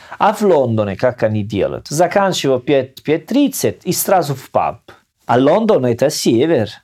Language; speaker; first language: Russian; non-native, learner; Italian